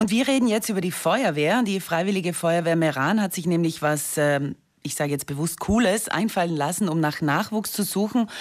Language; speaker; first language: German; native; German